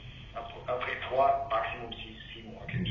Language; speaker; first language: French; non-native, learner; German